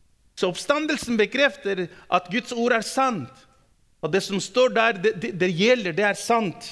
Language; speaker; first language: Norwegian; non-native, fluent; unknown